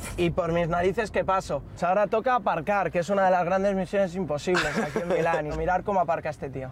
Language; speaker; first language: Spanish; native; Spanish